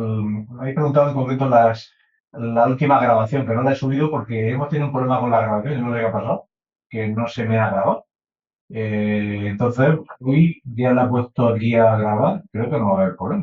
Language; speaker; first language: Spanish; native; Spanish